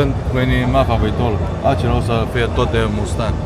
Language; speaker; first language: Romanian; non-native, learner; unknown